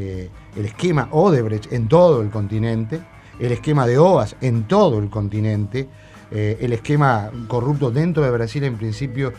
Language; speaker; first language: Spanish; native; Spanish